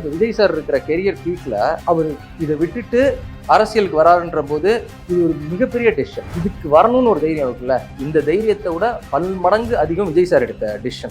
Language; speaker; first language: Tamil; native; Tamil